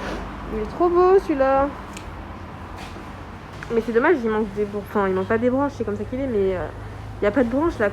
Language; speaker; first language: French; native; French